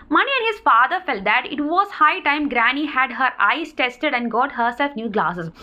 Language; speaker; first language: English; non-native, local second language; Malayalam